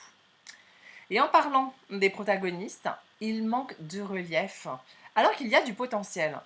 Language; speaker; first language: French; native; French